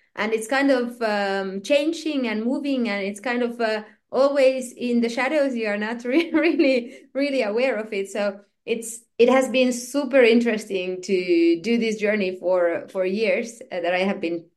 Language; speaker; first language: English; non-native, fluent; Finnish